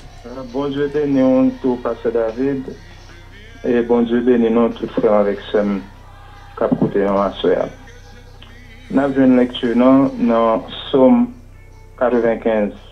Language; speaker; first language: French; non-native, local second language; Haitian Creole